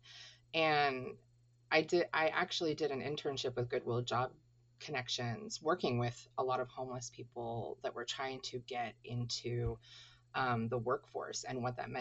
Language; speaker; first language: English; native; English